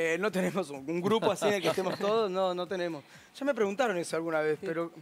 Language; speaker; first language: Spanish; native; Spanish